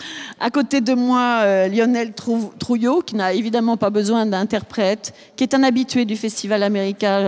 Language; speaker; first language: French; native; French